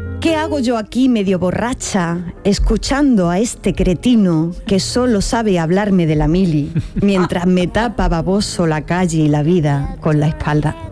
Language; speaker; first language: Spanish; native; Spanish